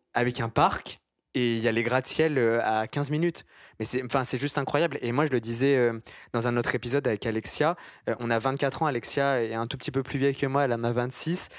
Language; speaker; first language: French; native; French